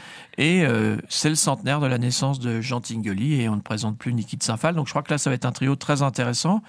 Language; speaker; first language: French; native; French